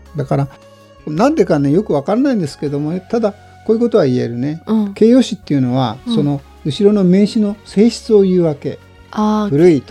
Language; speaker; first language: Japanese; native; Japanese